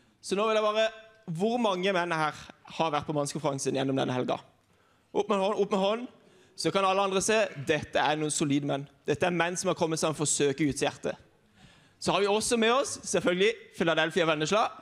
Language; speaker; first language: Norwegian; native; Norwegian